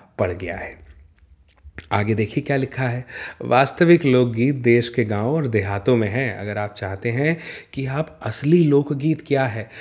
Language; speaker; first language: Hindi; native; Hindi